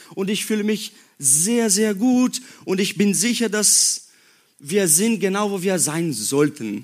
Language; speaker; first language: German; non-native, learner; Portuguese